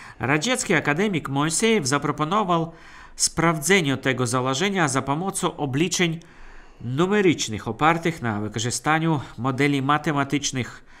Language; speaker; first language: Polish; non-native, fluent; Russian